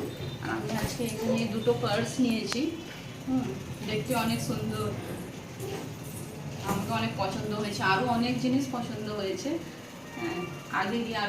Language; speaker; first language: Bangla; non-native, local second language; Hindi